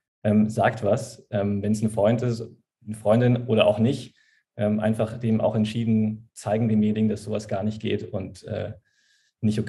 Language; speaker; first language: German; native; German